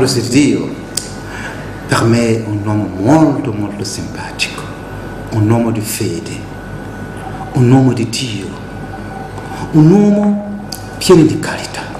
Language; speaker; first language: Italian; non-native, fluent; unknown